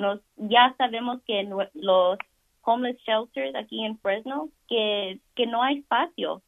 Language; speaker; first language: Spanish; early bilingual, heritage; Spanish